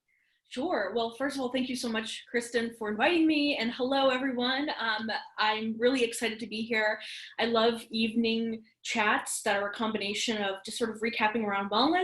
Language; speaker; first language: English; native; English